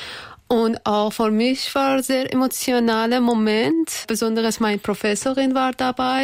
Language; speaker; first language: German; non-native, learner; Persian